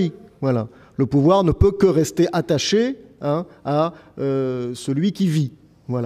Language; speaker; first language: French; native; French